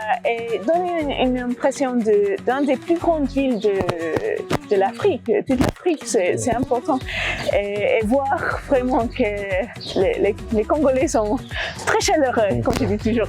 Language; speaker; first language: French; non-native, fluent; English